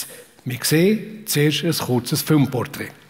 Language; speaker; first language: German; native; German